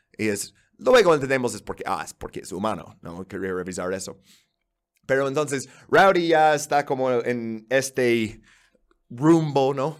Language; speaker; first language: Spanish; non-native, fluent; English